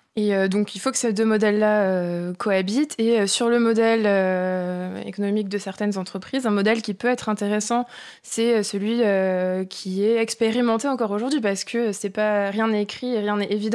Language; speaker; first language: French; native; French